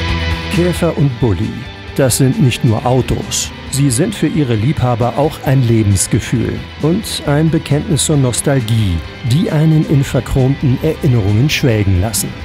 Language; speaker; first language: German; native; German